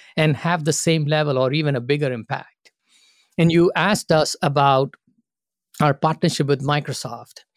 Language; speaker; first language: English; non-native, local second language; Tamil